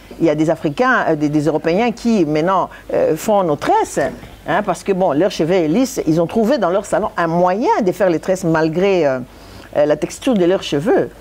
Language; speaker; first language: French; non-native, local second language; Lingala